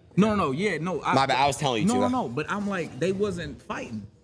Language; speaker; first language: English; native; English